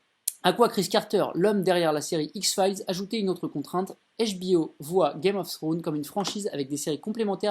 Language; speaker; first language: French; native; French